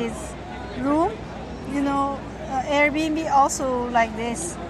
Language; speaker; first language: English; non-native, learner; Chinese